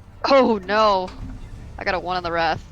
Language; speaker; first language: English; native; English